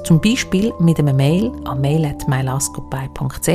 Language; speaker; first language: German; native; German